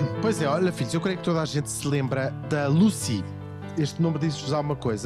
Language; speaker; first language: Portuguese; native; Portuguese